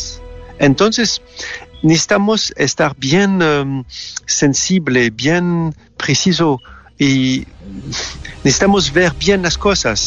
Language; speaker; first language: Spanish; non-native, fluent; French